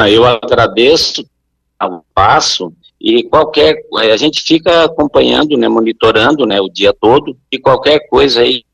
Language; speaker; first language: Portuguese; native; Portuguese